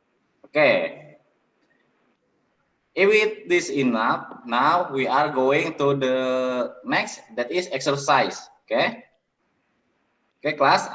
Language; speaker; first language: English; non-native, learner; Indonesian